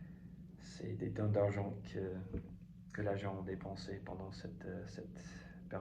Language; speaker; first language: French; non-native, fluent; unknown